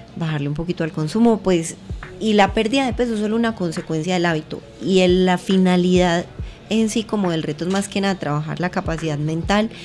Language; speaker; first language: Spanish; native; Spanish